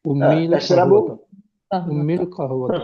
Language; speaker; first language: Arabic; non-native, learner; Malayalam